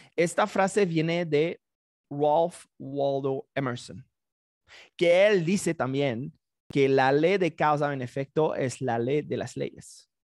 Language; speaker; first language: Spanish; non-native, fluent; English